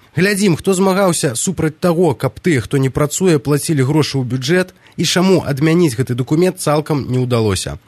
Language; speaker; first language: Belarusian; native; Belarusian